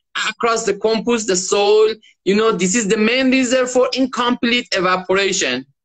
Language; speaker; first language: English; non-native, learner; Persian